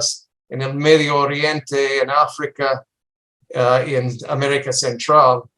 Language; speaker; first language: Spanish; non-native, fluent; English